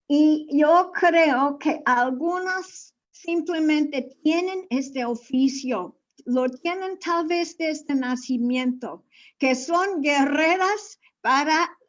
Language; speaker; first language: Spanish; non-native, fluent; English